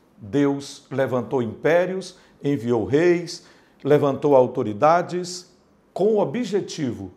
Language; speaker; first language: Portuguese; native; Portuguese